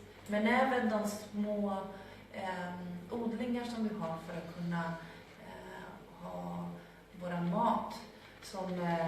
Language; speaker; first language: Swedish; non-native, fluent; Spanish